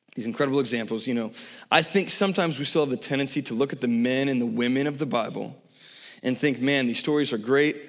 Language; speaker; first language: English; native; English